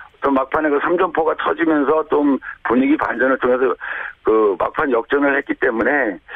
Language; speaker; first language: Korean; native; Korean